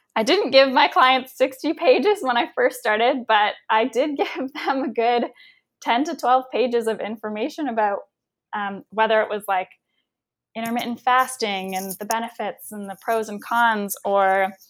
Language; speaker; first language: English; native; English